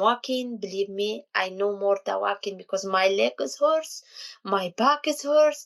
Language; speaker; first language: English; non-native, learner; Kurdish